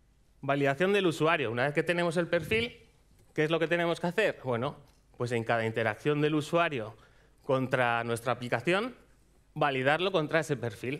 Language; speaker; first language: Spanish; native; Spanish